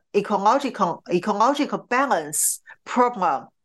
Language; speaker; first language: English; non-native, fluent; Chinese